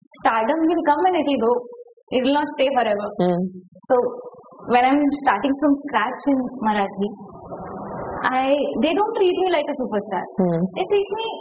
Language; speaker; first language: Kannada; non-native, learner; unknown